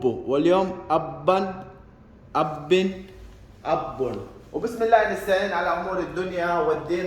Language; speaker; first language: Arabic; non-native, local second language; Somali